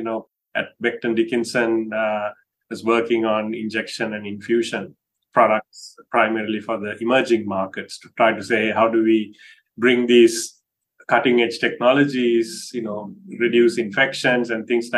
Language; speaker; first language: English; non-native, local second language; Sinhala